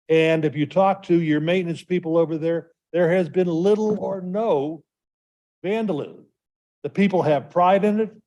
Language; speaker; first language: English; native; English